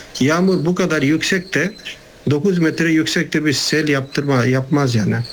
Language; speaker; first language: Turkish; non-native, fluent; Nepali